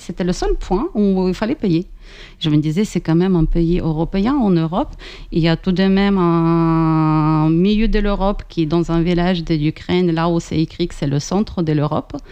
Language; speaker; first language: French; non-native, fluent; Ukrainian